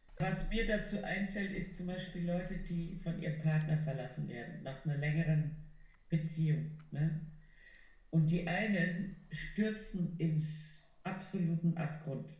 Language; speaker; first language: German; non-native, fluent; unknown